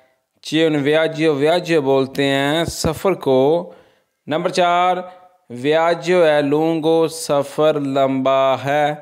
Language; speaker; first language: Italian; non-native, learner; Urdu